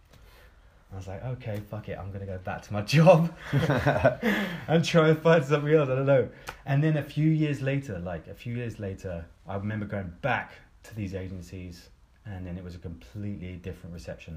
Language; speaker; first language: English; native; English